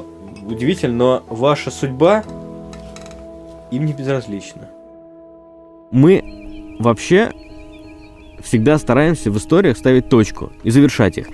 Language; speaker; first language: Russian; native; Russian